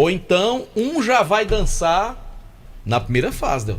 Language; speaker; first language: Portuguese; native; Portuguese